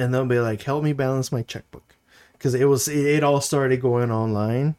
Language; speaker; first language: English; early bilingual, other home language; Spanish